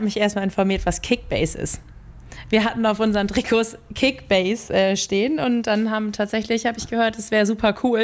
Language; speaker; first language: German; native; German